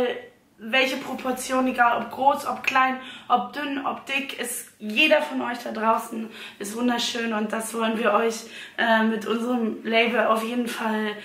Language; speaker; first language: German; native; German